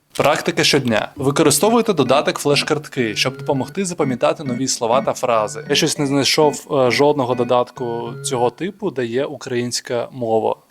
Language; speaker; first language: Ukrainian; non-native, local second language; Russian